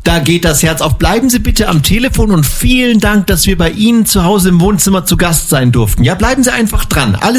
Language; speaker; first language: German; native; German